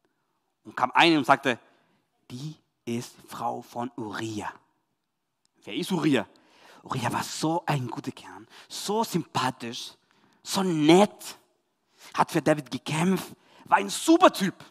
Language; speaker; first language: German; non-native, learner; Spanish